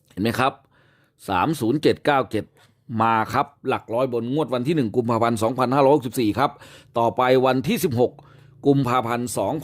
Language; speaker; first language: Thai; native; Thai